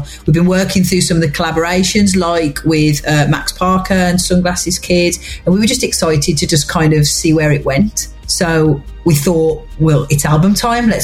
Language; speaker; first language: English; native; English